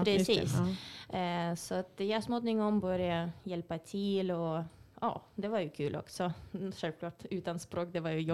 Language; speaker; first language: Swedish; non-native, fluent; Russian